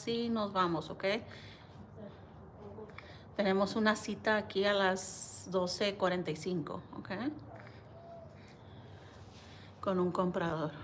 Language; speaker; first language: Spanish; early bilingual, heritage; Spanish